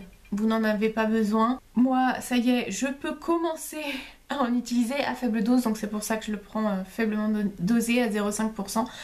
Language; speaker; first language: French; native; French